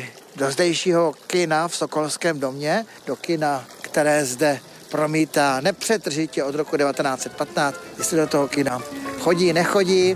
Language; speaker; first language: Czech; native; Czech